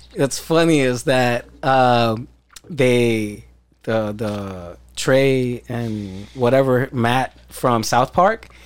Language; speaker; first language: English; early bilingual, other home language; Spanish